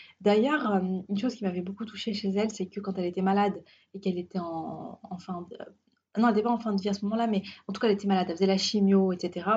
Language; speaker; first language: French; native; French